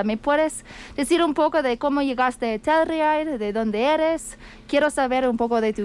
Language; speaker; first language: Spanish; non-native, fluent; English